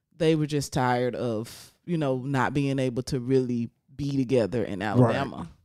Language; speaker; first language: English; native; English